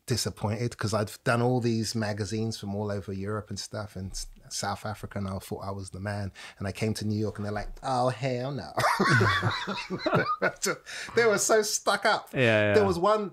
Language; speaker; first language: English; native; English